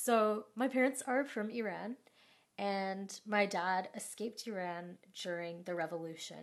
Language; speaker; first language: English; native; English